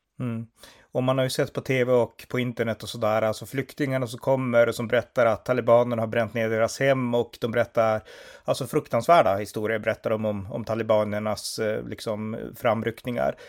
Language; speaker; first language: Swedish; native; Swedish